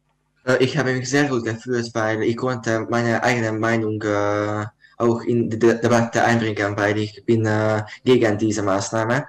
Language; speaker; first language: German; non-native, learner; Hungarian